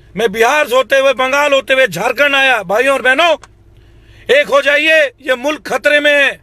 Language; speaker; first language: Hindi; native; Hindi